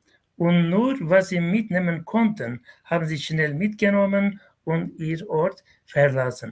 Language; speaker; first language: German; non-native, fluent; Kurdish